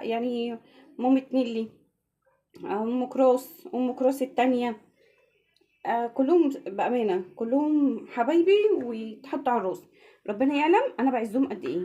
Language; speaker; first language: Arabic; native; Arabic